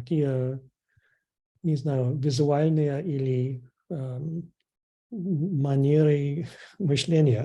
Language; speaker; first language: Russian; non-native, fluent; English